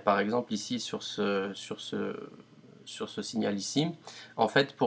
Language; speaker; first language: French; native; French